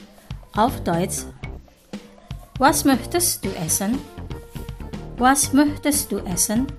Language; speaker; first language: German; non-native, fluent; Indonesian